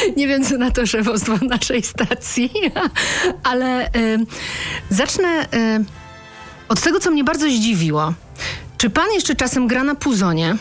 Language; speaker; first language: Polish; native; Polish